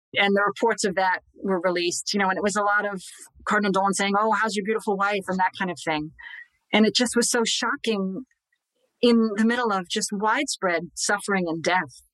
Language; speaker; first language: English; native; English